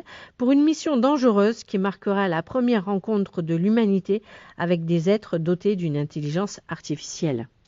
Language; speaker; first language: French; native; French